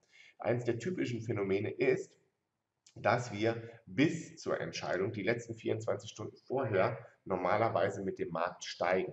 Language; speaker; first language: German; native; German